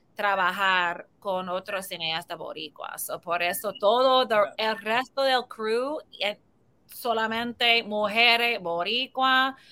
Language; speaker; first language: Spanish; early bilingual, heritage; Spanish